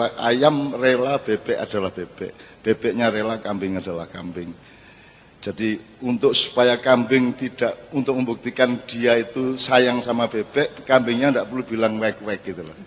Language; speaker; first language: Indonesian; non-native, local second language; Javanese